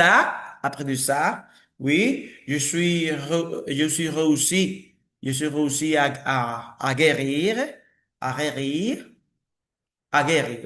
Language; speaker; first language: French; non-native, learner; Spanish